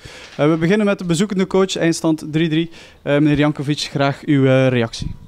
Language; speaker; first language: Dutch; native; Dutch